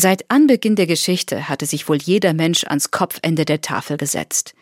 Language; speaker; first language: German; native; German